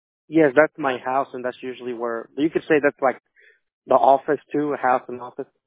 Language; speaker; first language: English; non-native, fluent; Spanish